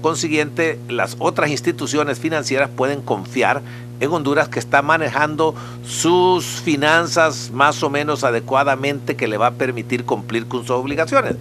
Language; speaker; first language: Spanish; native; Spanish